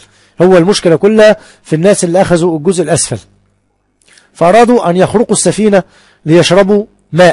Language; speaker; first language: Arabic; native; Arabic